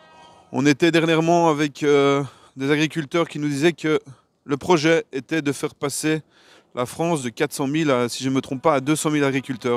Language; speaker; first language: French; native; French